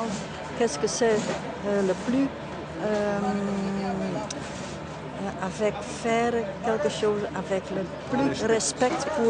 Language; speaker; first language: French; non-native, learner; Dutch